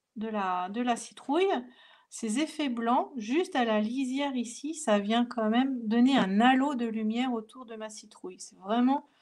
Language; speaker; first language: French; native; French